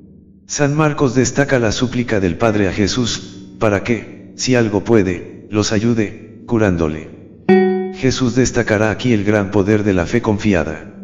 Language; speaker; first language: Spanish; native; Spanish